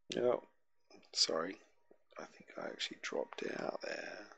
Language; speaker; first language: English; native; English